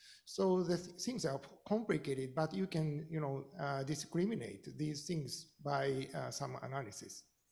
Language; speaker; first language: English; non-native, fluent; Japanese